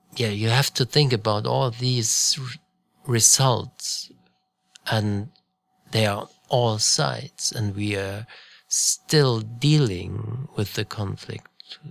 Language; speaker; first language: English; non-native, fluent; German